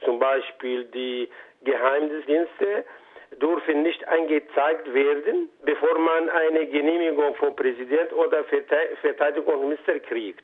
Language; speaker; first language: German; non-native, fluent; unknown